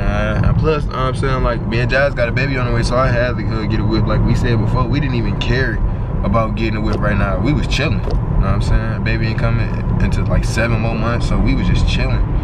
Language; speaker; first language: English; native; English